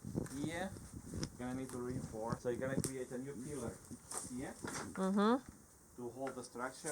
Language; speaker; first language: English; non-native, fluent; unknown